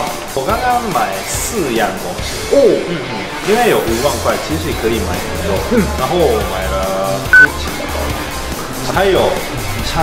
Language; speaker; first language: Chinese; non-native, learner; Japanese